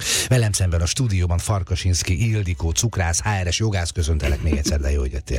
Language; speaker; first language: Hungarian; native; Hungarian